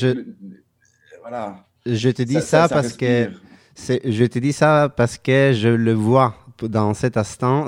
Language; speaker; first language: French; non-native, fluent; Italian